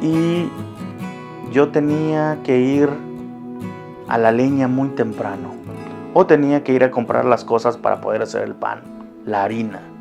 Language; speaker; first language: Spanish; native; Spanish